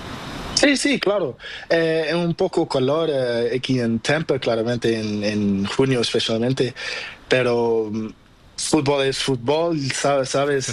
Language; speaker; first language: Spanish; non-native, learner; Portuguese